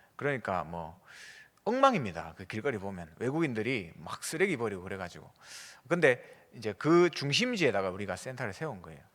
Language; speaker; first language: Korean; native; Korean